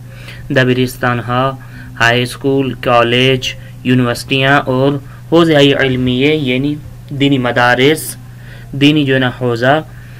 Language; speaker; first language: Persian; non-native, fluent; Urdu